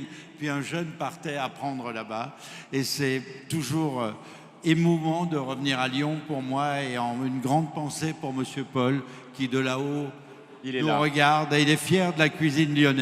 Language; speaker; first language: French; native; French